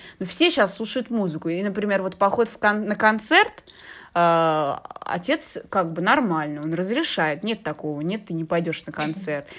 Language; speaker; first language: Russian; early bilingual, heritage; Russian